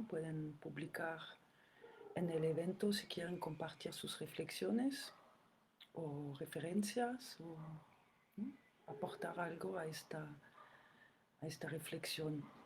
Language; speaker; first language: Spanish; non-native, fluent; French